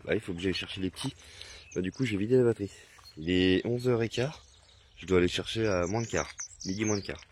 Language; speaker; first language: French; native; French